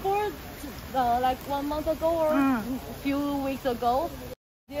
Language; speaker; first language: English; non-native, fluent; Chinese